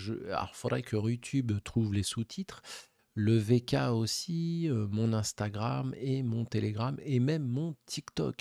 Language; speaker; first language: French; native; French